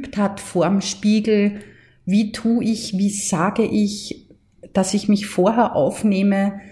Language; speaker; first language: German; native; German